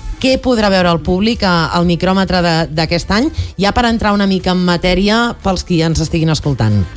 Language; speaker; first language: Catalan; native; Catalan